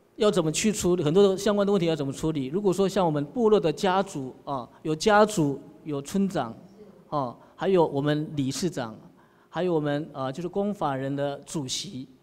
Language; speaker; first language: Chinese; native; Chinese